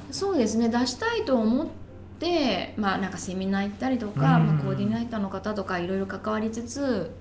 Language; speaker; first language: Japanese; native; Japanese